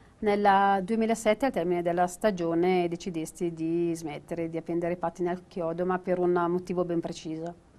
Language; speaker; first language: Italian; native; Italian